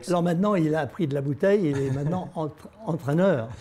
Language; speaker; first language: French; native; French